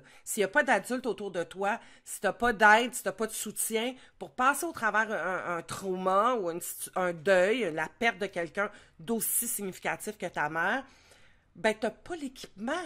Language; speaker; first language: French; native; French